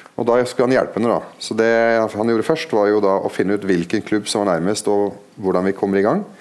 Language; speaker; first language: Norwegian; non-native, fluent; Arabic